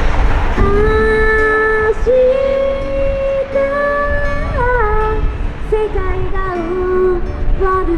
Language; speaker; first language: Japanese; native; Japanese